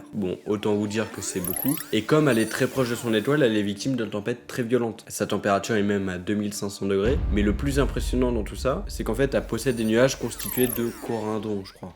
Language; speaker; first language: French; native; French